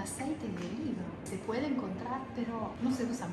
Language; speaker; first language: Spanish; non-native, fluent; Italian